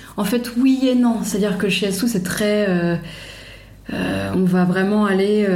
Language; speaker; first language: French; native; French